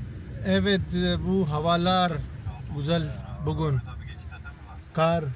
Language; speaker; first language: Turkish; non-native, learner; Urdu